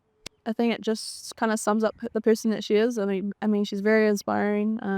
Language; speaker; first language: English; native; English